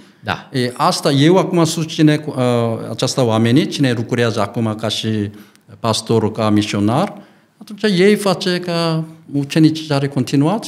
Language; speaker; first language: Romanian; non-native, learner; Korean